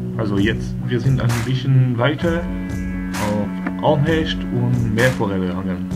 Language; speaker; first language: German; non-native, learner; French